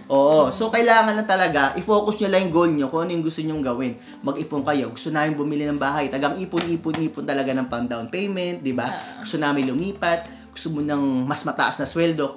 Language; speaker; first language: Filipino; native; Filipino